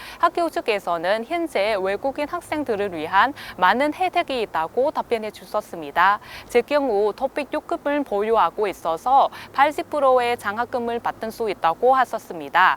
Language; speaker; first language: Korean; non-native, fluent; Vietnamese